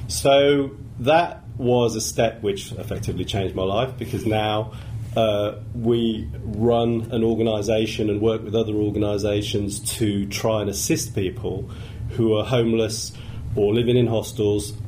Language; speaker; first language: English; native; English